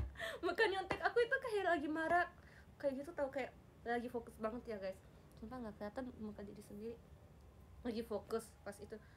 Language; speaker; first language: Indonesian; non-native, fluent; Japanese